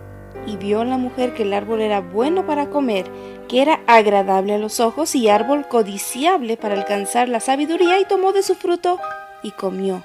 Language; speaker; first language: Spanish; native; Spanish